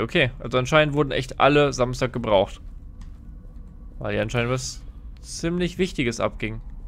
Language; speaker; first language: German; native; German